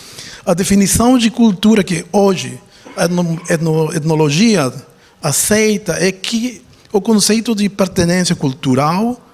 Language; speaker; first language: Portuguese; non-native, fluent; Spanish